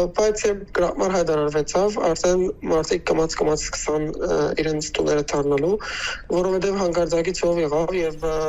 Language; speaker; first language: Armenian; native; Armenian